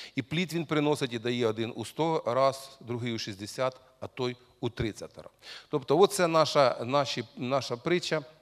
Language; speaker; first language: Ukrainian; non-native, local second language; Russian